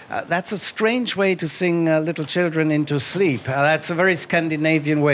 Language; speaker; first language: English; non-native, fluent; German